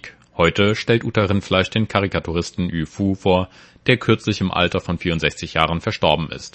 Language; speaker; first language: German; native; German